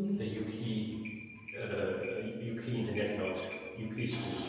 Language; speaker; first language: English; non-native, learner; Chinese